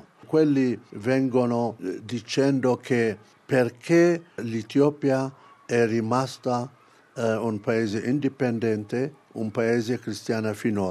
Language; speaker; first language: Italian; non-native, fluent; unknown